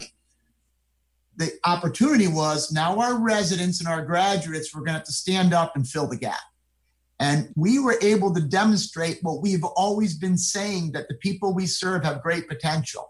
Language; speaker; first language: English; native; English